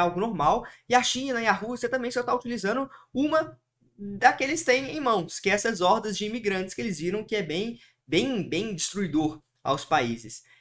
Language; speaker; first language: Portuguese; early bilingual, heritage; Portuguese